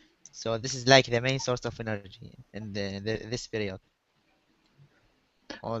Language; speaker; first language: English; non-native, learner; Arabic